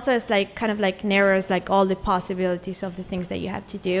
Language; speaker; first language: English; non-native, fluent; Spanish